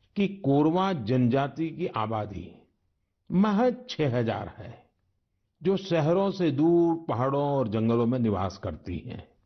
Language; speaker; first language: Hindi; non-native, local second language; Gujarati